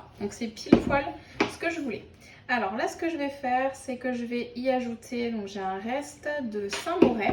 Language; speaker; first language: French; native; French